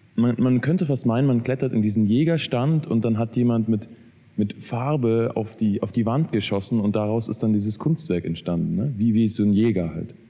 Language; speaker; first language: German; native; German